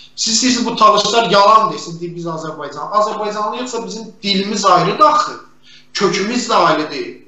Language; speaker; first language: Azerbaijani; non-native, local second language; Talysh